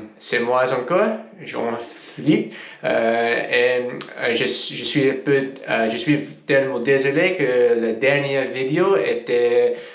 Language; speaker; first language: French; non-native, learner; English